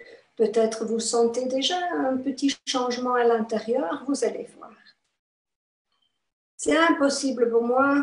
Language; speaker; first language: French; non-native, fluent; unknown